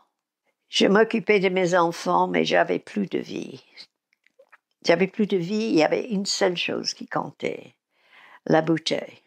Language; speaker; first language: French; non-native, fluent; English